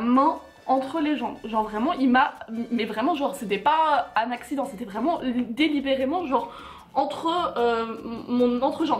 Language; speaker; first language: French; native; French